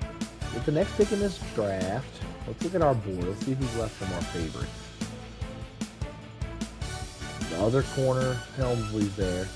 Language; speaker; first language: English; native; English